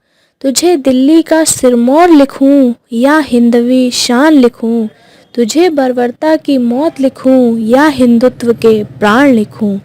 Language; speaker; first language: Hindi; native; Hindi